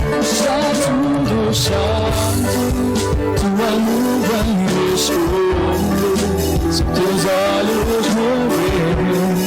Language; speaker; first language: Portuguese; native; Portuguese